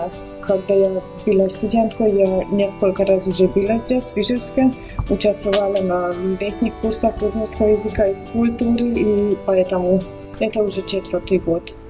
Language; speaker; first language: Russian; non-native, fluent; Hungarian